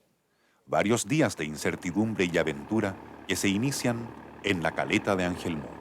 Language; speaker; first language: Spanish; native; Spanish